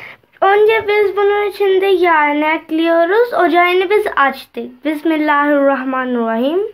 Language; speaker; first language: Turkish; non-native, learner; Urdu